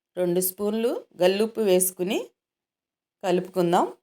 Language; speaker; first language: Telugu; native; Telugu